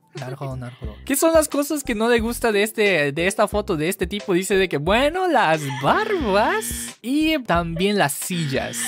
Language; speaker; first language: Spanish; non-native, fluent; Japanese